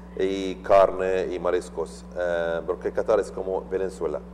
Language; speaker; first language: Spanish; non-native, learner; Arabic